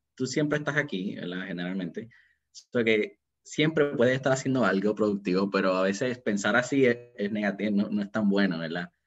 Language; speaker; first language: Spanish; native; Spanish